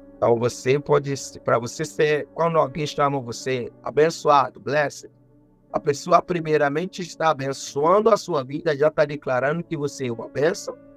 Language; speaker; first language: Portuguese; non-native, fluent; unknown